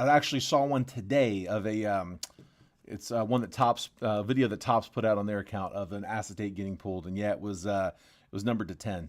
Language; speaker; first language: English; native; English